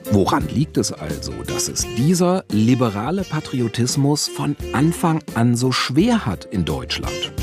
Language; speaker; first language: German; native; German